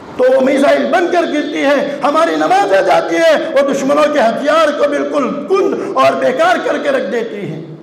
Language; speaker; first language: Urdu; non-native, local second language; Gujarati